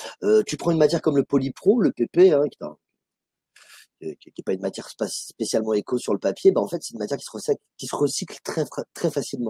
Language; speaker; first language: French; native; French